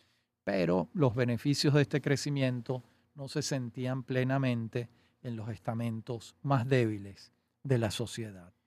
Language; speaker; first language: Spanish; native; Spanish